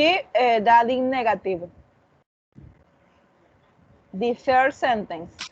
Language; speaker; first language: English; non-native, fluent; Spanish